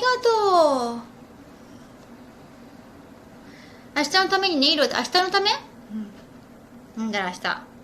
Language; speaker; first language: Japanese; native; Japanese